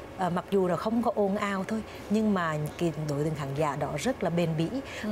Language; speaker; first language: Vietnamese; native; Vietnamese